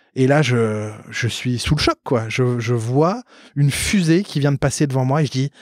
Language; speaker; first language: French; native; French